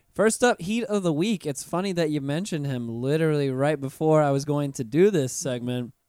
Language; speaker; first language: English; native; English